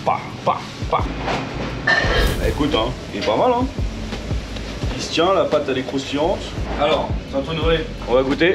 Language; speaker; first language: French; native; French